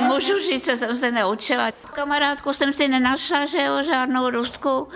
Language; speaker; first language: Czech; non-native, fluent; Russian